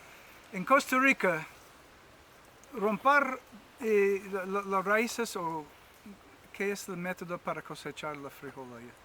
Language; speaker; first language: Spanish; non-native, learner; English